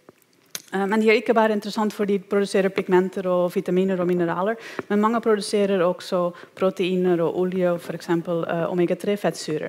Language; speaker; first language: Norwegian; non-native, fluent; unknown